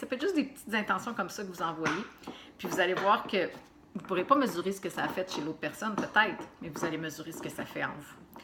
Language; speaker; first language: French; native; French